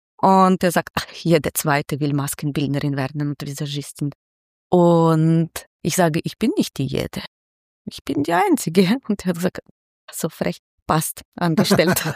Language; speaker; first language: German; non-native, fluent; Ukrainian